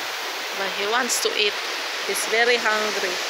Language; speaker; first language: English; non-native, local second language; Filipino